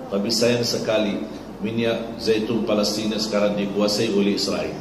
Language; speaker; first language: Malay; non-native, fluent; Arabic